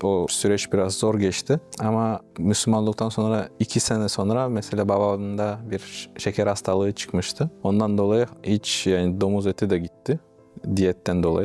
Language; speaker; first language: Turkish; non-native, fluent; Russian